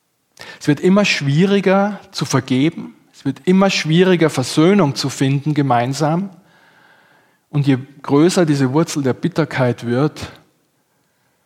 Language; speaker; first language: German; native; German